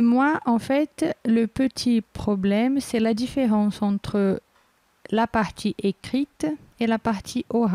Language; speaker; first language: French; non-native, fluent; Portuguese